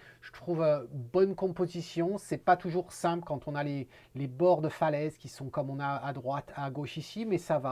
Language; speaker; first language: French; native; French